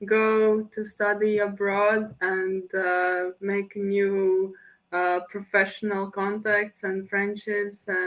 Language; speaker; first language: English; non-native, fluent; Latvian